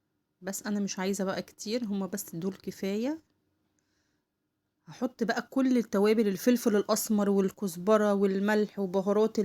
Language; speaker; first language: Arabic; native; Arabic